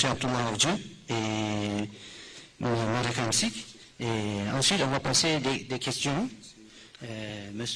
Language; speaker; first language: French; non-native, fluent; Turkish